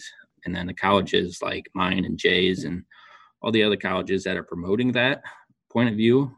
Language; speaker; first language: English; native; English